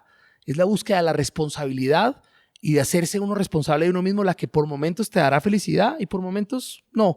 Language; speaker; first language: Spanish; native; Spanish